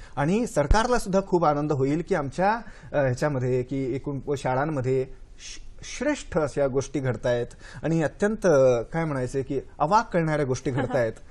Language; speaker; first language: Marathi; non-native, local second language; Kannada